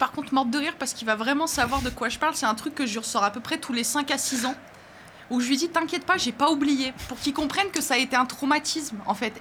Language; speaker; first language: French; native; French